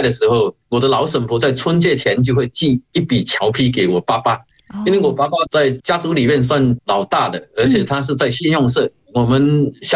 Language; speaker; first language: Chinese; native; Chinese